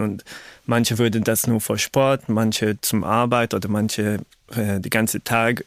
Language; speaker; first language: German; non-native, fluent; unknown